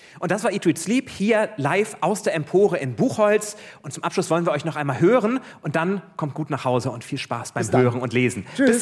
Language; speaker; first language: German; native; German